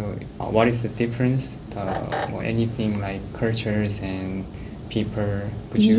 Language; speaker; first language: English; non-native, fluent; Korean